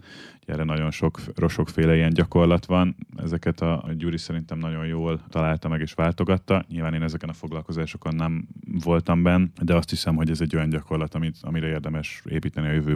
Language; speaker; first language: Hungarian; native; Hungarian